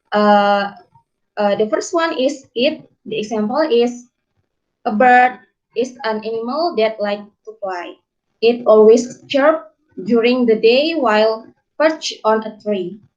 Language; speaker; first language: English; non-native, learner; Indonesian